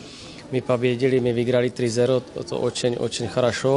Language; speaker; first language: Russian; non-native, learner; Slovak